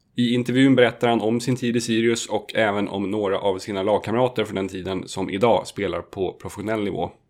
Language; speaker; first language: Swedish; native; Swedish